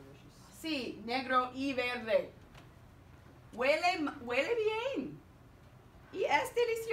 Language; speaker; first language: Spanish; non-native, fluent; English